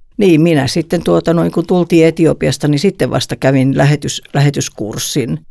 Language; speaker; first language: Finnish; native; Finnish